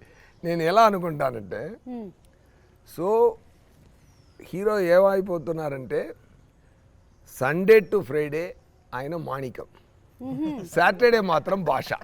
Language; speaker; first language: Telugu; non-native, fluent; Tamil